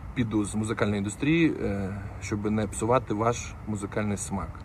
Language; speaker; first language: Ukrainian; native; Ukrainian